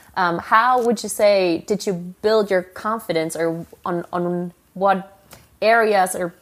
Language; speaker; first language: English; non-native, fluent; German